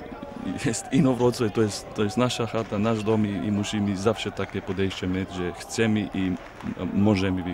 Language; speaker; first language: Polish; non-native, fluent; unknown